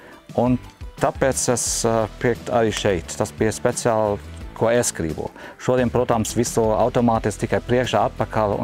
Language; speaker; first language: Latvian; non-native, learner; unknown